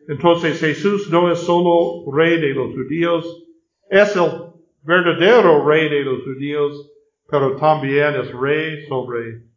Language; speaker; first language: Spanish; non-native, learner; English